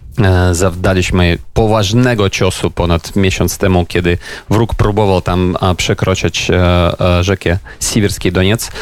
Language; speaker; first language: Polish; non-native, fluent; Ukrainian